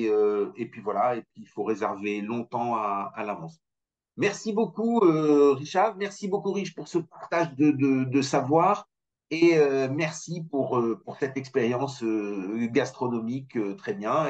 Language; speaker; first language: French; native; French